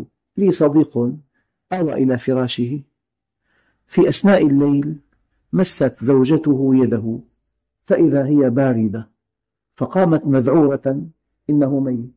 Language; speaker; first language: Arabic; native; Arabic